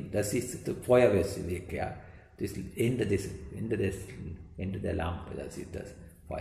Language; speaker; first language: German; non-native, learner; Sinhala